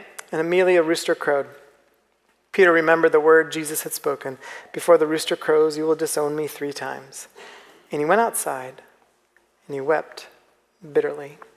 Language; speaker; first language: English; native; English